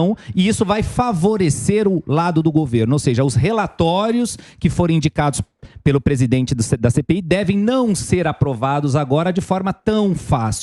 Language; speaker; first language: Portuguese; native; Portuguese